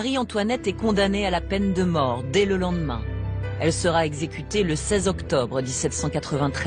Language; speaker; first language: French; native; French